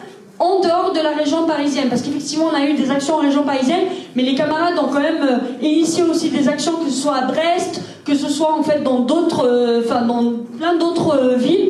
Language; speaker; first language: French; native; French